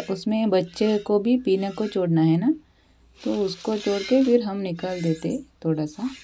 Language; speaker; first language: Hindi; non-native, local second language; Kannada